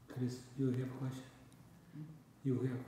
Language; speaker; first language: English; non-native, learner; Korean